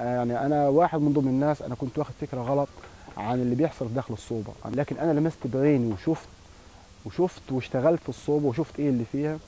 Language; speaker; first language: Arabic; native; Arabic